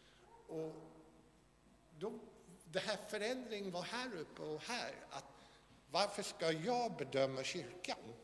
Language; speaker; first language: Swedish; non-native, fluent; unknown